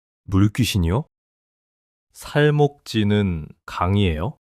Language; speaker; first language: Korean; early bilingual, heritage; English